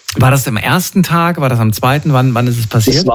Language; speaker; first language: German; native; German